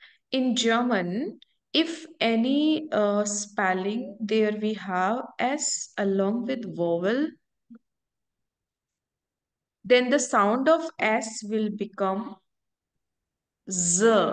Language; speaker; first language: English; non-native, local second language; Hindi